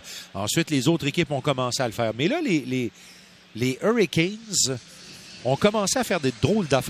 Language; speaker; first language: French; native; French